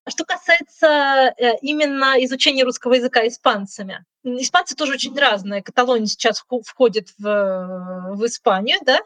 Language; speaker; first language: Russian; native; Russian